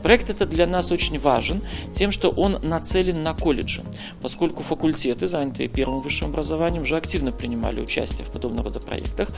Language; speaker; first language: Russian; native; Russian